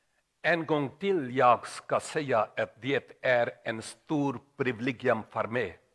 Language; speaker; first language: Swedish; non-native, learner; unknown